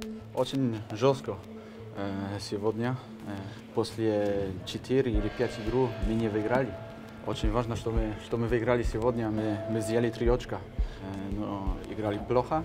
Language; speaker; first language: Russian; non-native, learner; Polish